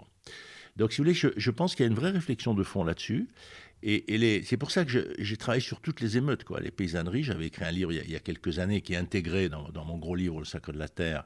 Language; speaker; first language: French; native; French